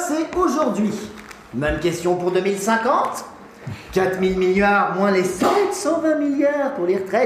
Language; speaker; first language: French; native; French